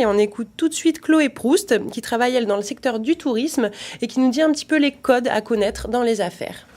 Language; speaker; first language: French; native; French